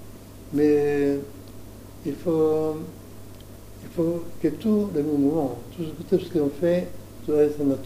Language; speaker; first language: French; non-native, learner; Italian